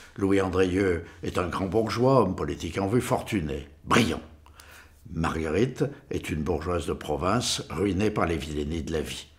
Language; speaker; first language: French; native; French